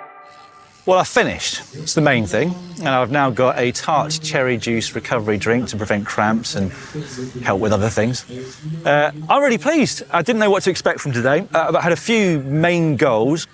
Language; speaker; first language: English; native; English